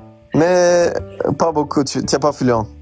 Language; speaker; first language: French; non-native, learner; Turkish